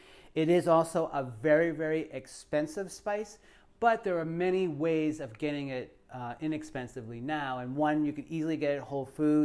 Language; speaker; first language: English; native; English